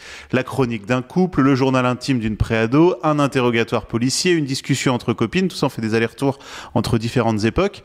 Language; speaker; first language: French; native; French